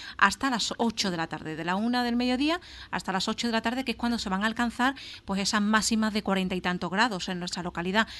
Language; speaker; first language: Spanish; native; Spanish